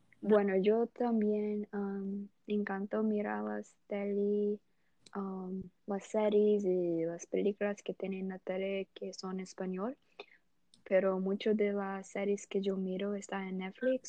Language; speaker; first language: Spanish; non-native, learner; English